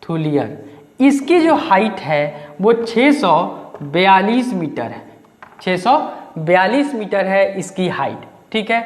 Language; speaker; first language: Hindi; native; Hindi